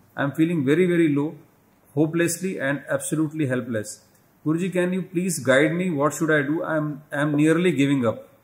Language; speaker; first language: English; non-native, local second language; Hindi